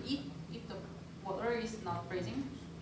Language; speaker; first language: English; non-native, local second language; Korean